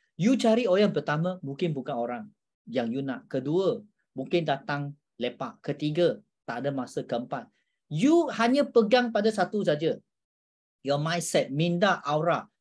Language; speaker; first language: Malay; non-native, local second language; Chinese